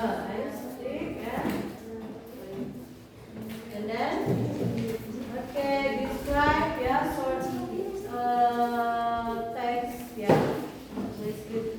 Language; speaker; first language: English; non-native, learner; Indonesian